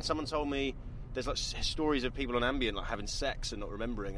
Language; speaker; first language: English; native; English